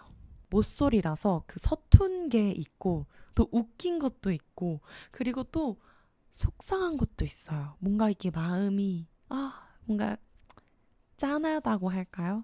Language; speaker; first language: Korean; native; Korean